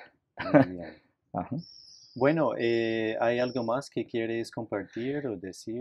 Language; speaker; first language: Spanish; non-native, fluent; English